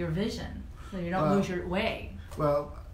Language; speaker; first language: English; non-native, fluent; Spanish